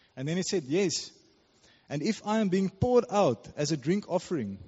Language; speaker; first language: English; non-native, local second language; Afrikaans